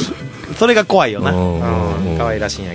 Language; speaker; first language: Japanese; native; Japanese